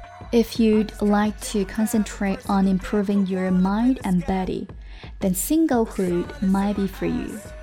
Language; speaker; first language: English; non-native, fluent; Chinese